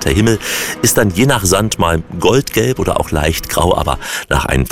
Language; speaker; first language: German; native; German